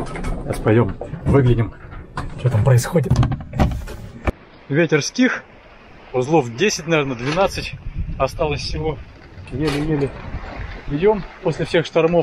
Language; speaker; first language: Russian; native; Russian